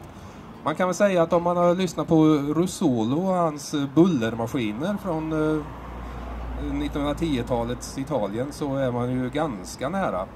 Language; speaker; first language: Swedish; native; Swedish